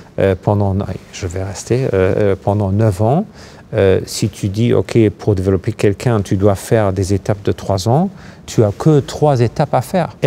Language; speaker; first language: French; non-native, fluent; German